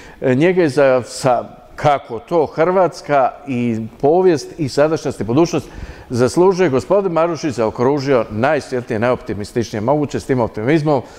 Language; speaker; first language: Croatian; native; Croatian